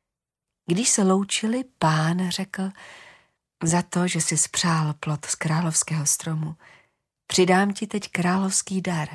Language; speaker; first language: Czech; native; Czech